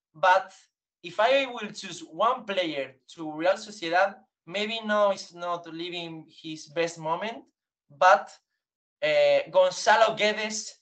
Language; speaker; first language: English; non-native, learner; Spanish